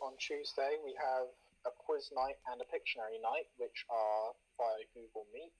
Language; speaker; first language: English; native; English